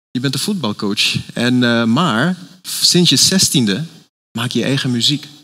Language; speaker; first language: Dutch; native; Dutch